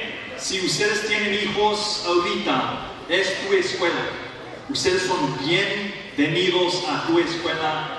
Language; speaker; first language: Spanish; non-native, learner; English